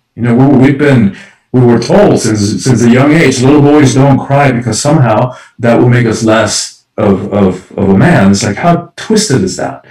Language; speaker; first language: English; early bilingual, other home language; Spanish